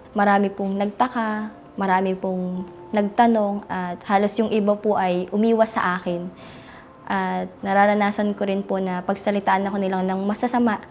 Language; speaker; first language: Filipino; native; Filipino